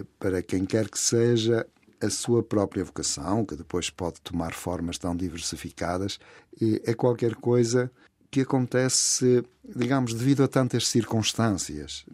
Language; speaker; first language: Portuguese; native; Portuguese